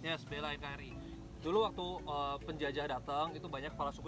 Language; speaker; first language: Indonesian; native; Indonesian